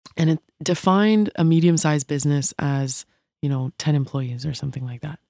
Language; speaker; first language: English; native; English